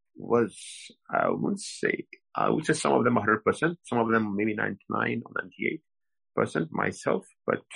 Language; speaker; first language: English; non-native, fluent; French